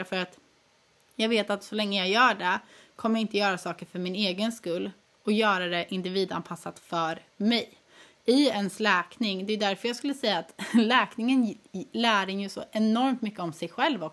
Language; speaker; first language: Swedish; native; Swedish